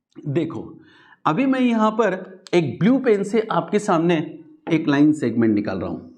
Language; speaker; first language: Hindi; non-native, local second language; Marathi